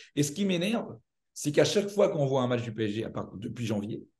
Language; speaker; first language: French; native; French